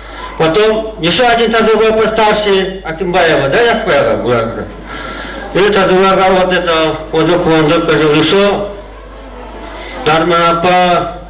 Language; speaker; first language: Russian; non-native, local second language; Kara-Kalpak